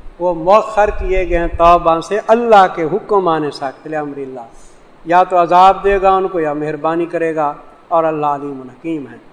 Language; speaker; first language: Urdu; non-native, local second language; Saraiki